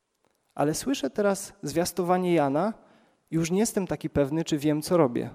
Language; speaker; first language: Polish; native; Polish